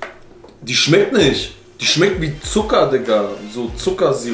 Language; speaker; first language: German; native; German